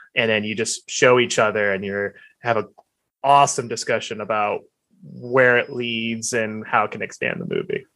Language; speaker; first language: English; native; English